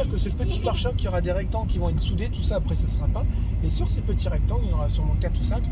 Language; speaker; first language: French; native; French